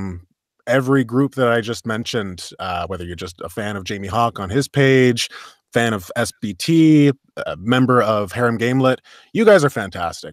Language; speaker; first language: English; native; English